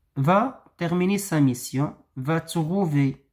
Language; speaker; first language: French; non-native, local second language; Arabic